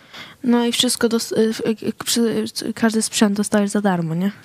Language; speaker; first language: Polish; early bilingual, heritage; Swedish